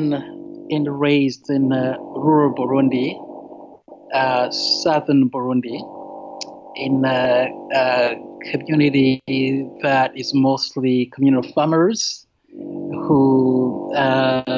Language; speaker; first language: English; non-native, fluent; Rundi